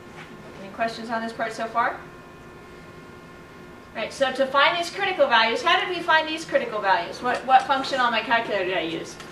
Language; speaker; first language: English; native; English